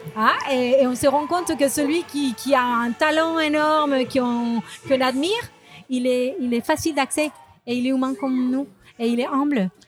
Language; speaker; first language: French; non-native, fluent; Spanish